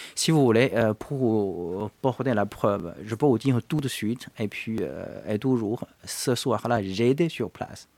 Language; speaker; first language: French; non-native, fluent; Chinese